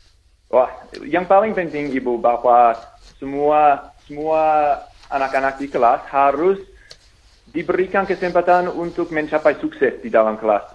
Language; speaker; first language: Indonesian; non-native, fluent; English